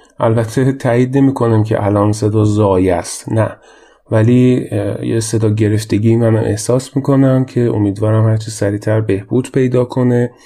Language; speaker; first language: Persian; native; Persian